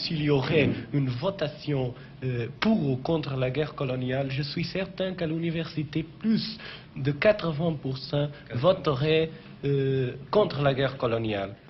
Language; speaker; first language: French; non-native, fluent; Portuguese